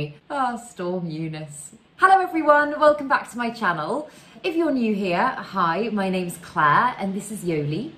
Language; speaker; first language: English; native; English